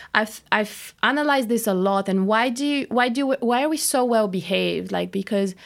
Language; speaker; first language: English; non-native, fluent; Bulgarian